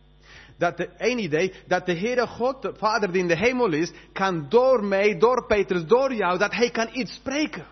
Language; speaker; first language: Dutch; non-native, fluent; English